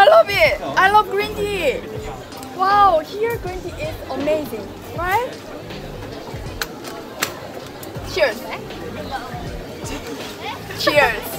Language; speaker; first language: English; non-native, learner; Korean